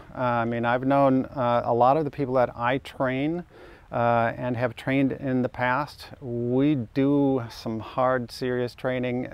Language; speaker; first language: English; native; English